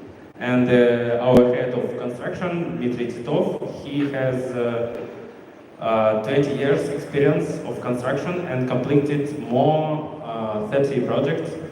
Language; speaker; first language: English; non-native, learner; Russian